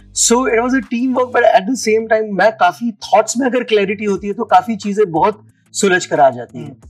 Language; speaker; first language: Hindi; non-native, local second language; Gujarati